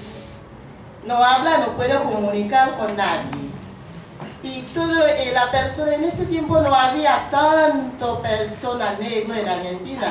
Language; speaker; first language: Spanish; non-native, learner; Haitian Creole